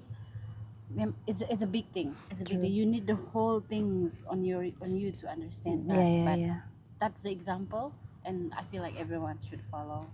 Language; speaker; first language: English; non-native, fluent; Indonesian